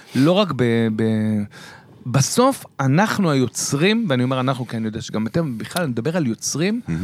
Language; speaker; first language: Hebrew; native; Hebrew